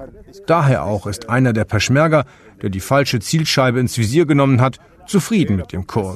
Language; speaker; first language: German; native; German